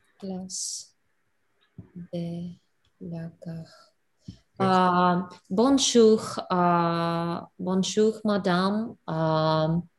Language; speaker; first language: French; non-native, learner; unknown